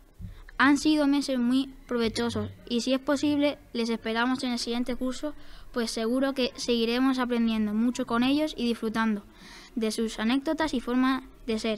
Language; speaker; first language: Spanish; native; Spanish